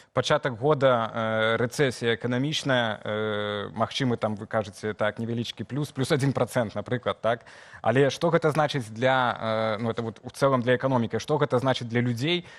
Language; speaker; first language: Belarusian; non-native, local second language; Russian